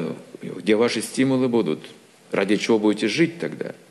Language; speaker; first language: Russian; native; Russian